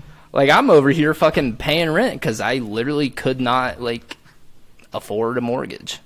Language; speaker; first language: English; native; English